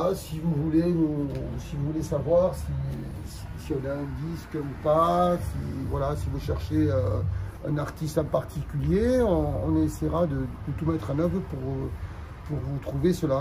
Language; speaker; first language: French; native; French